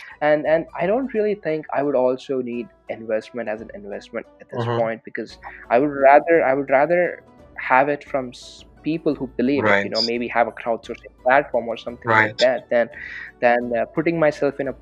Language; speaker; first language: English; non-native, local second language; Telugu